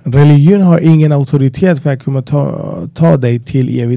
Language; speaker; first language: Swedish; non-native, fluent; Spanish